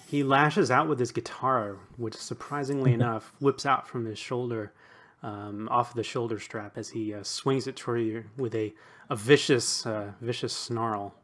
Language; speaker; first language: English; native; English